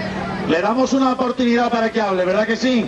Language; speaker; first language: Spanish; native; Spanish